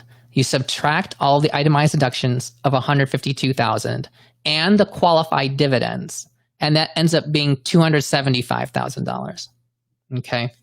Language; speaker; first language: English; native; English